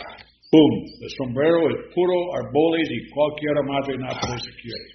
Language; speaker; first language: Spanish; non-native, learner; English